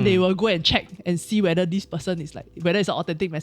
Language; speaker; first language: English; native; English